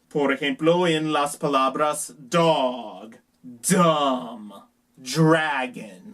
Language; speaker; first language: Spanish; non-native, learner; English